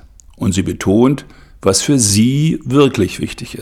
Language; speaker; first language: German; native; German